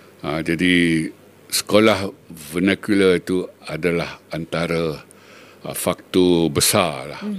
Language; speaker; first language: Malay; native; Malay